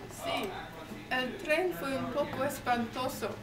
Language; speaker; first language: Spanish; non-native, learner; English